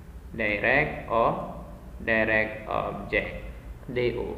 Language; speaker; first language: English; non-native, fluent; Indonesian